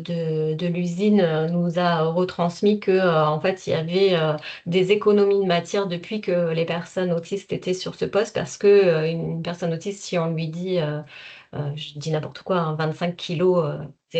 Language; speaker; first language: French; native; French